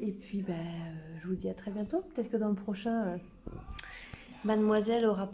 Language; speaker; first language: French; native; French